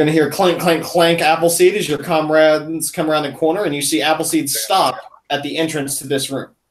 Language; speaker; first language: English; native; English